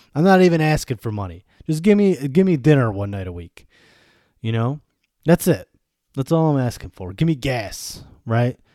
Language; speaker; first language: English; early bilingual, other home language; Bosnian